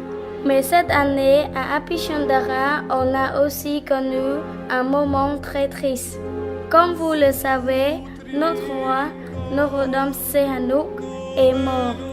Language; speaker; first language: French; non-native, learner; Khmer